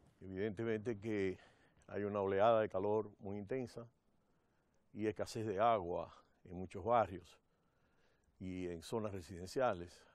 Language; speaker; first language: Spanish; native; Spanish